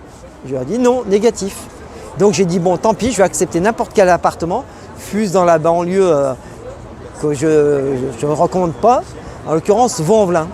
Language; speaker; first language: French; native; French